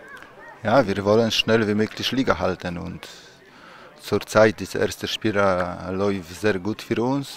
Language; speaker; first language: German; non-native, learner; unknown